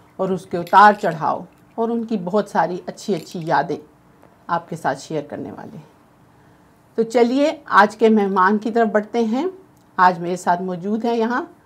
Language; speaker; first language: Urdu; native; Urdu